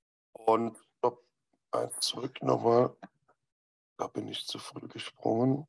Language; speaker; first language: German; native; German